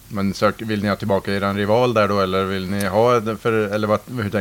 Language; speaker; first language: Swedish; native; Swedish